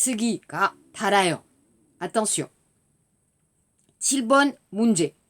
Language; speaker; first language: Korean; non-native, learner; French